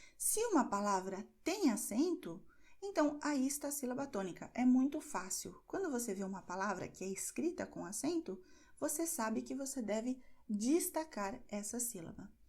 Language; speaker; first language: Portuguese; native; Portuguese